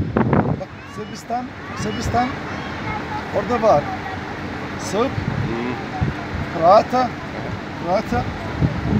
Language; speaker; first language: Turkish; non-native, learner; Bosnian